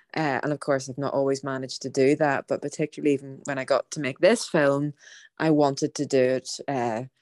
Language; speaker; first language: English; native; English